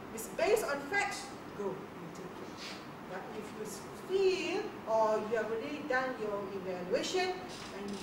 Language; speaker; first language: English; non-native, local second language; Malay